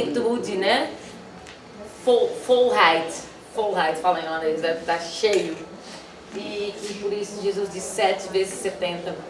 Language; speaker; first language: Portuguese; non-native, fluent; Dutch